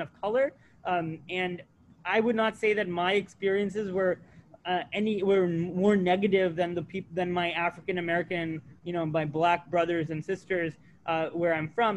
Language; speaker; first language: English; native; English